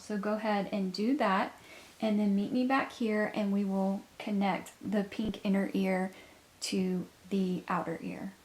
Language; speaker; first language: English; native; English